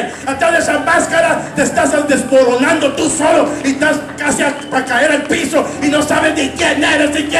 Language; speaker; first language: Spanish; native; Spanish